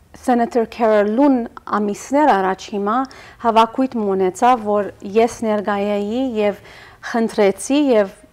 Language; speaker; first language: Armenian; early bilingual, heritage; Armenian